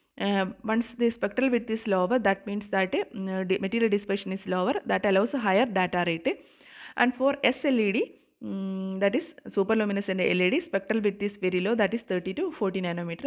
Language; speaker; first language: English; non-native, local second language; Malayalam